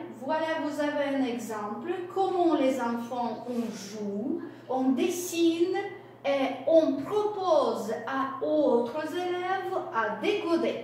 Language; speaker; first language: French; non-native, fluent; Russian